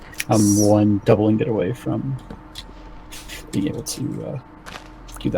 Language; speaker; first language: English; native; English